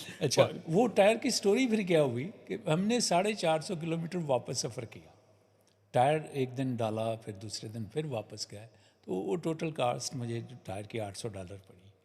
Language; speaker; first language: Urdu; non-native, local second language; Punjabi